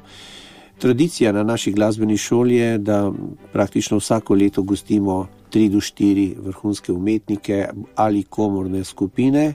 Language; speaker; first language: Slovenian; native; Slovenian